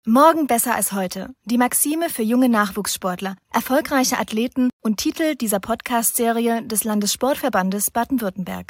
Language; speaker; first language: German; native; German